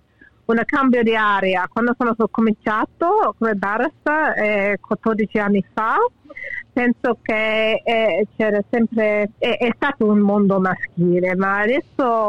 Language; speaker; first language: Italian; early bilingual, heritage; English